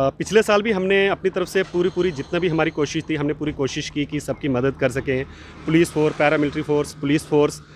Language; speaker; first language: Hindi; non-native, local second language; Punjabi